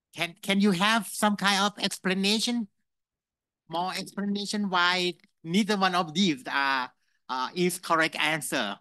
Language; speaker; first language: English; non-native, fluent; Thai